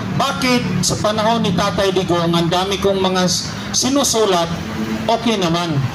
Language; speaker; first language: Filipino; non-native, local second language; Cebuano